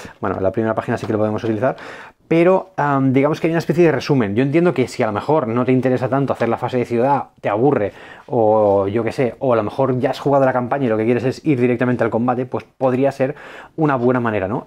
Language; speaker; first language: Spanish; native; Spanish